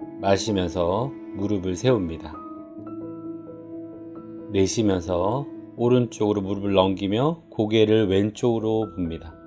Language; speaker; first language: Korean; native; Korean